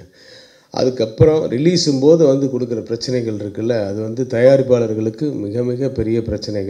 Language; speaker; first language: Tamil; native; Tamil